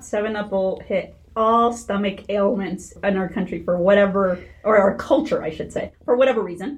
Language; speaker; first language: English; early bilingual, other home language; Spanish